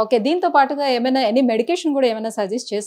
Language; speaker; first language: Telugu; native; Telugu